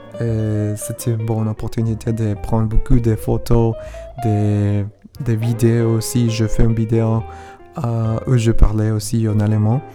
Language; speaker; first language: French; non-native, learner; Spanish